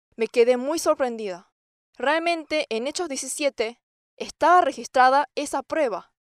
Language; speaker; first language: Spanish; non-native, fluent; English